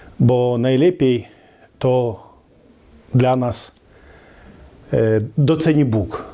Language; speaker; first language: Polish; non-native, local second language; Ukrainian